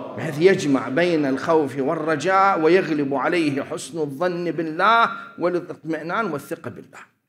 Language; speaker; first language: Arabic; native; Arabic